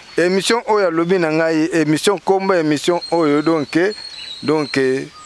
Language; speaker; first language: Lingala; non-native, local second language; Kongo